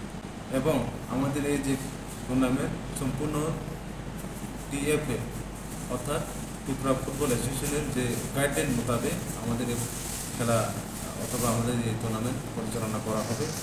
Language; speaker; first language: Bangla; non-native, local second language; Kok Borok